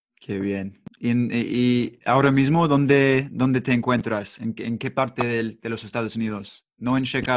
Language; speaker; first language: Spanish; non-native, fluent; English